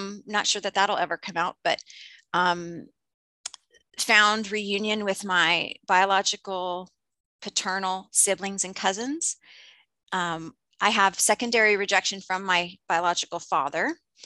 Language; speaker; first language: English; native; English